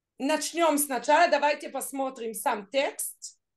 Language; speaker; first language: Russian; non-native, learner; Hebrew